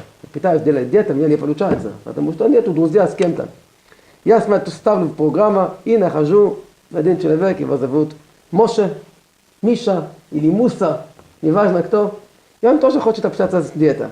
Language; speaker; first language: Russian; non-native, learner; Hebrew